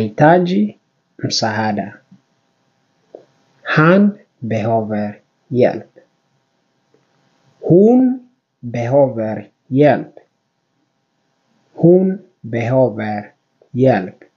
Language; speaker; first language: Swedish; non-native, fluent; Swahili